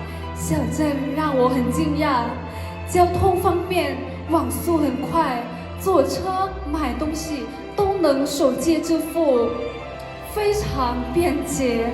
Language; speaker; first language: Chinese; non-native, fluent; Lao